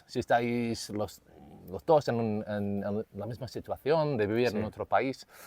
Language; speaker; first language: Spanish; non-native, fluent; English